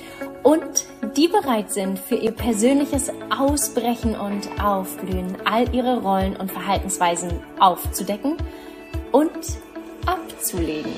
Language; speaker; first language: German; native; German